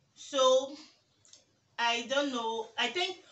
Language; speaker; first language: English; non-native, local second language; Ga